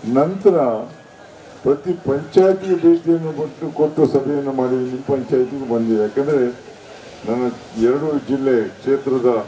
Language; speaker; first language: Kannada; native; Kannada